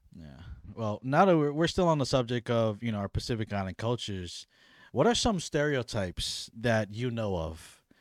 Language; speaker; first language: English; native; English